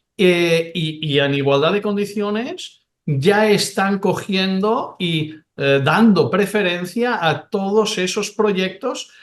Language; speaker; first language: Spanish; non-native, local second language; Catalan